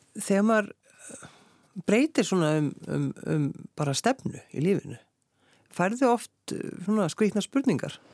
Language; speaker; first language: Icelandic; native; Icelandic